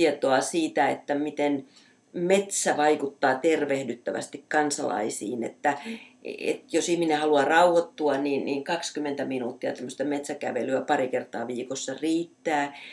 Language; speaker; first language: Finnish; native; Finnish